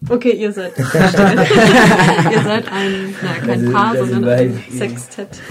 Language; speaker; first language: German; native; German